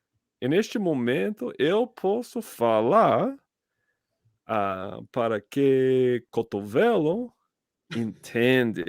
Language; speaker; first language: Portuguese; non-native, learner; English